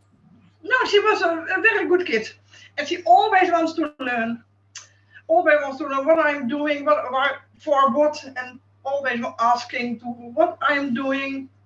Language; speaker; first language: English; non-native, learner; Dutch